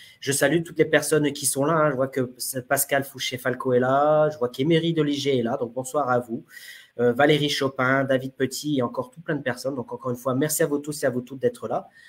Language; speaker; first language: French; native; French